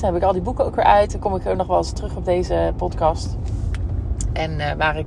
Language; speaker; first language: Dutch; native; Dutch